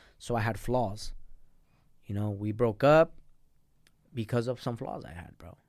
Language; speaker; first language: English; early bilingual, other home language; Spanish